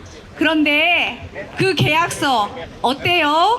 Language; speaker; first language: Korean; non-native, fluent; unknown